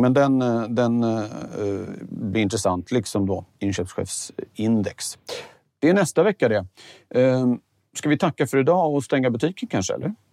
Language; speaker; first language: Swedish; native; Swedish